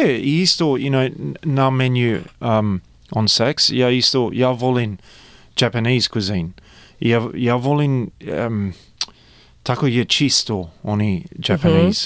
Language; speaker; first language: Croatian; early bilingual, heritage; Croatian